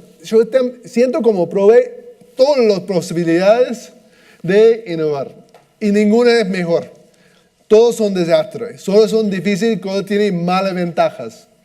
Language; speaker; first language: Spanish; non-native, fluent; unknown